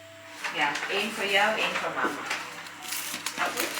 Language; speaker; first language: Dutch; non-native, learner; Cebuano